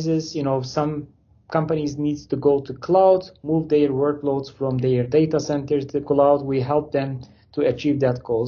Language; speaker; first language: English; non-native, fluent; Turkish